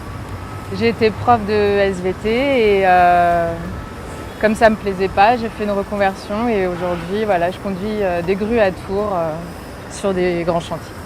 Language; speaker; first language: French; native; French